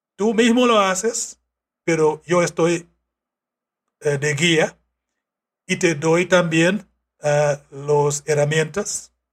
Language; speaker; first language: Spanish; non-native, fluent; English